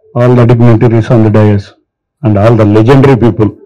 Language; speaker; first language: English; non-native, local second language; Telugu